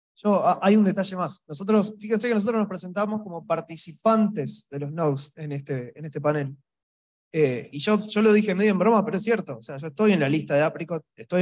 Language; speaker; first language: Spanish; native; Spanish